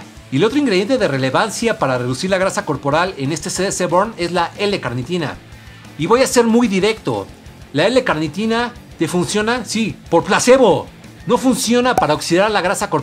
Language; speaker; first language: Spanish; native; Spanish